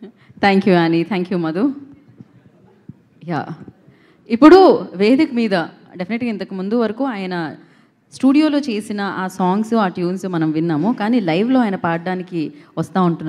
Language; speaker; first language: Telugu; native; Telugu